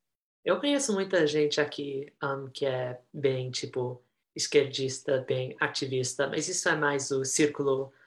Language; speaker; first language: Portuguese; early bilingual, heritage; Portuguese